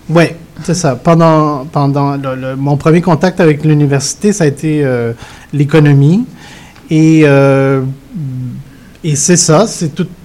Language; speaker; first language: French; early bilingual, other home language; Spanish